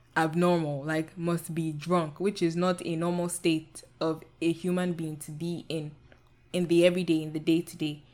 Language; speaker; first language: English; non-native, local second language; Yoruba